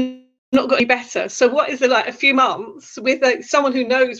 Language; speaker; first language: English; native; English